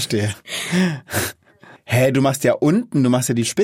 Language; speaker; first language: German; native; German